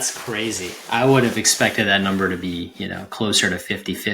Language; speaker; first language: English; native; English